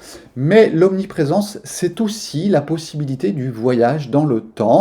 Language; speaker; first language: French; native; French